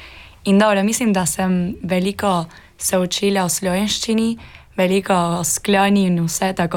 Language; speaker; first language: Slovenian; early bilingual, heritage; Spanish